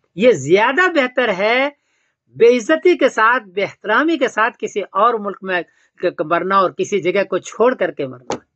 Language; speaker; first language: Urdu; native; Urdu